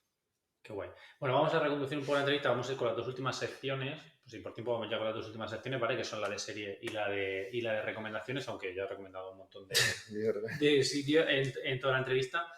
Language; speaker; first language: Spanish; native; Spanish